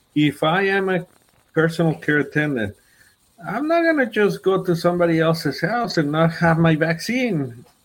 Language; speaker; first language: English; non-native, fluent; Spanish